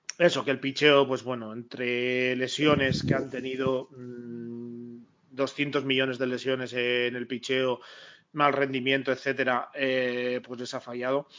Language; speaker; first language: Spanish; native; Spanish